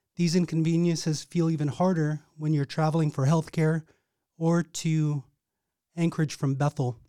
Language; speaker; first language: English; native; English